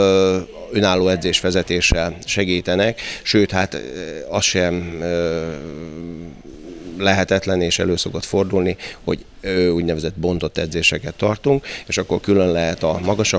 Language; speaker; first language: Hungarian; native; Hungarian